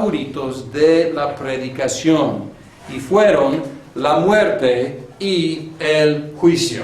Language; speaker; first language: Spanish; non-native, fluent; English